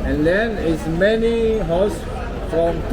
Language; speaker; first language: English; non-native, learner; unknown